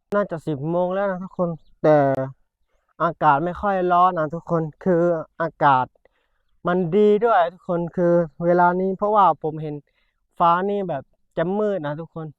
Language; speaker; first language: Thai; non-native, local second language; Pattani Malay